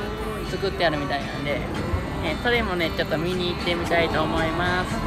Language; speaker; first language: Japanese; native; Japanese